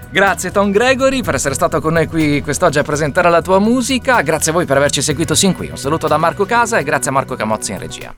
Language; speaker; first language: Italian; native; Italian